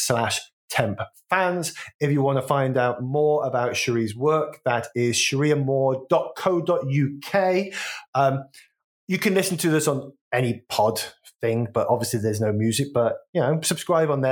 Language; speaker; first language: English; native; English